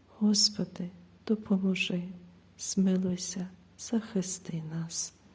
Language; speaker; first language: Ukrainian; native; Ukrainian